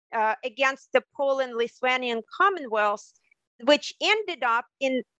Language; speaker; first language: English; non-native, fluent; Russian